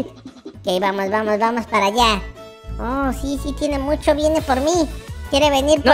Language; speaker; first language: Spanish; native; Spanish